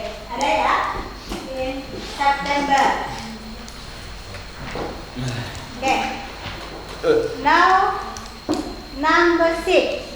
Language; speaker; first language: English; non-native, learner; Indonesian